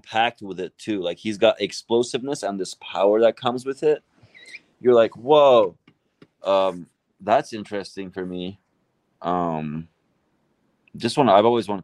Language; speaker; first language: English; non-native, fluent; Turkish